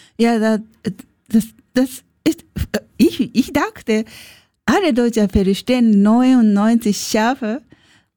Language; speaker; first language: German; non-native, learner; Japanese